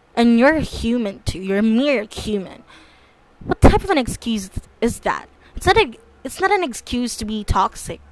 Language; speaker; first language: English; non-native, local second language; Filipino